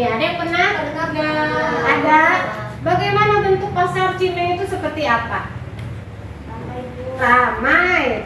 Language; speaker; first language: Indonesian; native; Indonesian